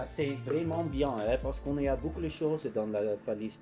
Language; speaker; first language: French; non-native, learner; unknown